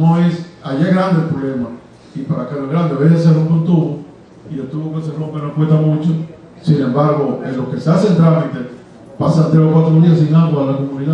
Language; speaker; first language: Spanish; native; Spanish